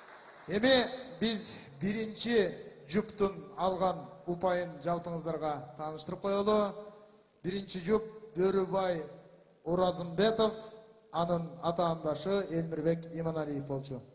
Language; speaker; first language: Kyrgyz; native; Kyrgyz